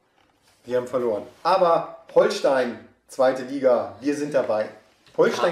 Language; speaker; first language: German; native; German